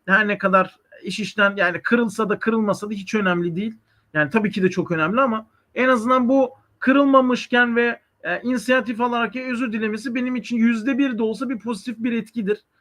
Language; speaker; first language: Turkish; native; Turkish